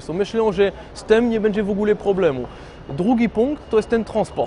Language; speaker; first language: Polish; non-native, fluent; French